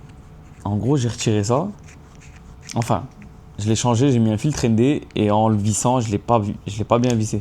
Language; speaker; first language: French; native; French